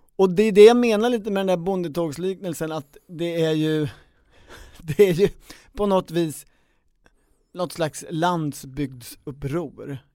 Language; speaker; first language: Swedish; native; Swedish